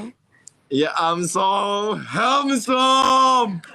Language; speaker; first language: English; non-native, learner; Chinese